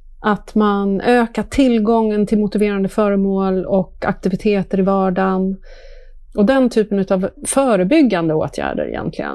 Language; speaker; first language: Swedish; native; Swedish